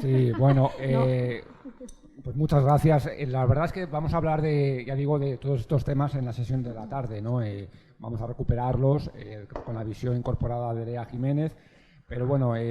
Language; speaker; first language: Spanish; native; Spanish